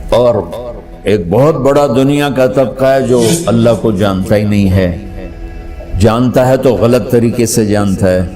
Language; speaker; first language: Urdu; non-native, local second language; Punjabi